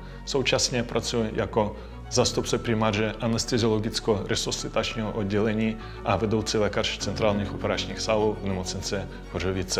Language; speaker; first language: Czech; non-native, fluent; Russian